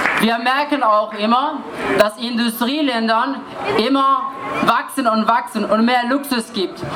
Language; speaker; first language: German; non-native, fluent; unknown